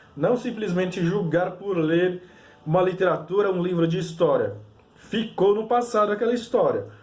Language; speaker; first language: Portuguese; non-native, local second language; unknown